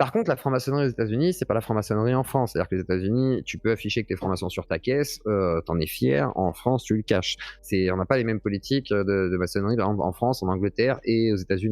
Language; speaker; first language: French; native; French